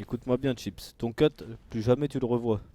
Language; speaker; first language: French; native; French